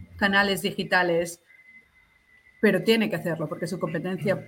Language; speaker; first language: Spanish; native; Spanish